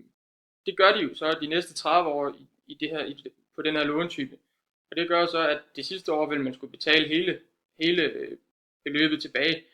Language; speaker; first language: Danish; native; Danish